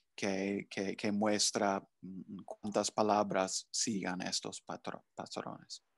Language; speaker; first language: Spanish; non-native, fluent; English